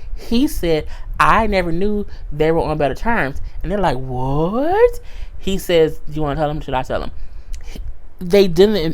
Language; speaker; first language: English; native; English